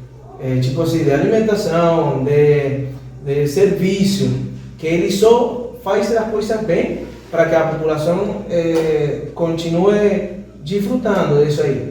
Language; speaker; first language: Portuguese; non-native, fluent; Spanish